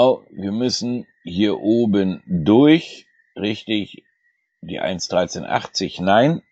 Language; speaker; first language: German; native; German